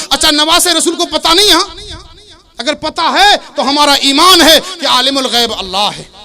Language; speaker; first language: Urdu; non-native, local second language; Baluchi